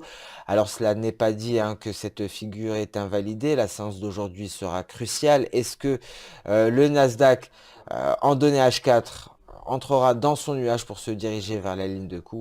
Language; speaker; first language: French; native; French